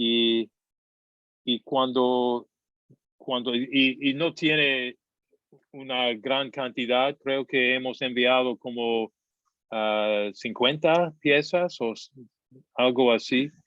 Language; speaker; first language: Spanish; non-native, fluent; English